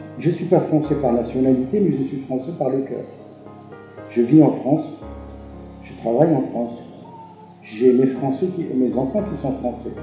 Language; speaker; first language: French; non-native, local second language; Arabic